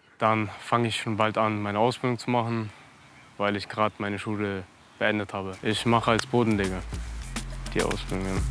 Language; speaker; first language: German; early bilingual, other home language; Russian